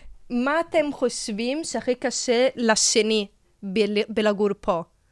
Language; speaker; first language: Hebrew; non-native, fluent; Italian